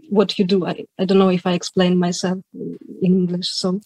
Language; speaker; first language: English; non-native, fluent; Ukrainian